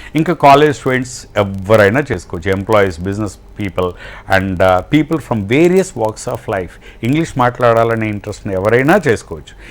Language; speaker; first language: Telugu; native; Telugu